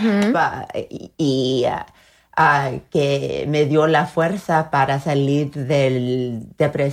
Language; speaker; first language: Spanish; early bilingual, heritage; Spanish